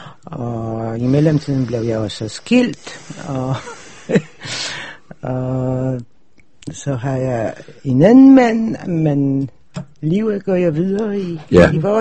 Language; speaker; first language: Danish; non-native, fluent; Polish